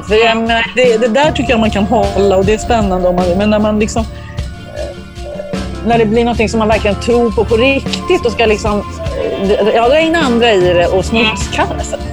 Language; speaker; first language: Swedish; native; Swedish